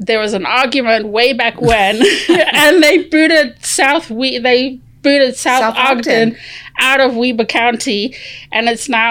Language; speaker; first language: English; native; English